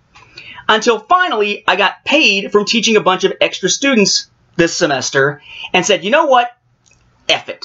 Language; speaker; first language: English; native; English